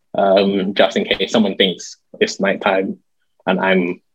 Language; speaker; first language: English; native; English